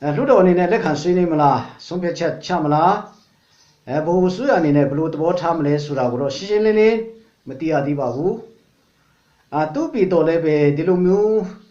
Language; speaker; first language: Burmese; non-native, local second language; Hakha Chin